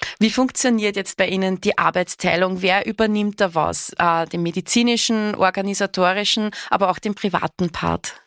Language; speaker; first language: German; native; German